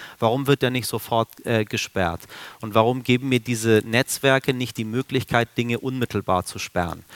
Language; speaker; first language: German; early bilingual, other home language; Persian